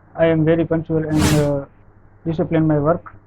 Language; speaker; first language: English; non-native, local second language; Gujarati